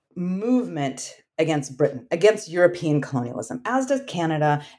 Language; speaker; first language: English; native; English